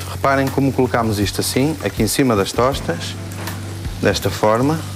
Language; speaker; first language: Portuguese; native; Portuguese